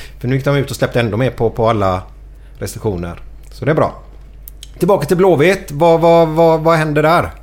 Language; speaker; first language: Swedish; native; Swedish